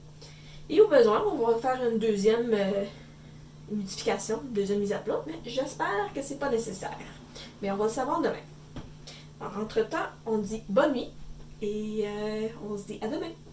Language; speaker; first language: French; native; French